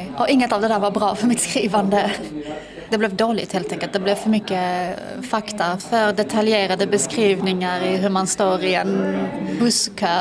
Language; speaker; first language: Swedish; early bilingual, other home language; Persian